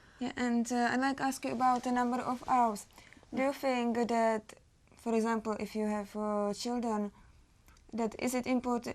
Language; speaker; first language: English; non-native, learner; Czech